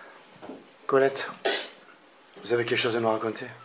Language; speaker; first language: French; native; French